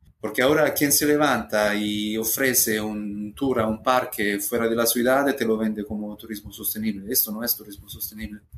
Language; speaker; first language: Spanish; non-native, fluent; Italian